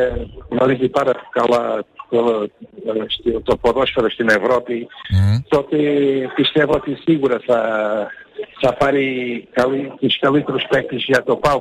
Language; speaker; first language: Greek; non-native, learner; Portuguese